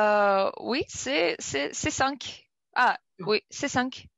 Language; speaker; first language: French; non-native, learner; Russian